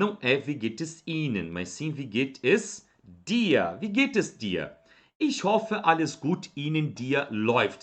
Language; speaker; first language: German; non-native, fluent; Portuguese